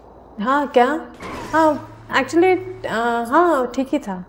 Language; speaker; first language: Hindi; native; Hindi